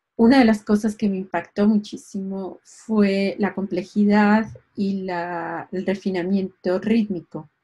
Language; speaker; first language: Spanish; native; Spanish